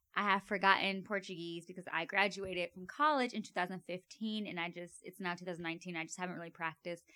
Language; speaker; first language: English; native; English